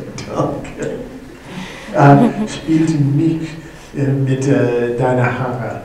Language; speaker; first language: German; non-native, learner; English